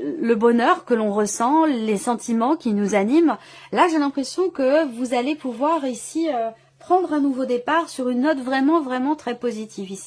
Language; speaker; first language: French; native; French